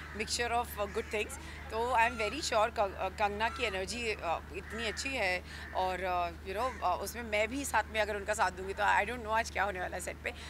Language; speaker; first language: Hindi; native; Hindi